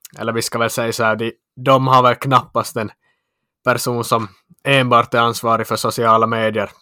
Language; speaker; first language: Swedish; native; Swedish